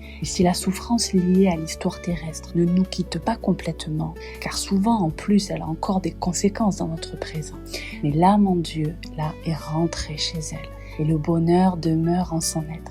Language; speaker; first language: French; native; French